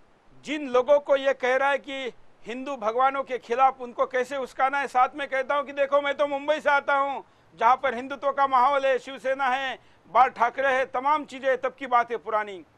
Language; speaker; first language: Hindi; native; Hindi